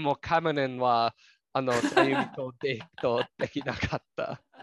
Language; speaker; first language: Japanese; non-native, learner; English